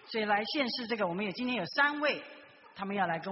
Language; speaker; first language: Chinese; native; Chinese